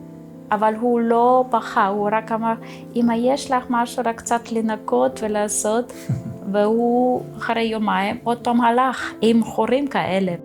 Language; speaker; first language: Hebrew; non-native, learner; German